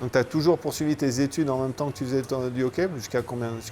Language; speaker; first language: French; native; French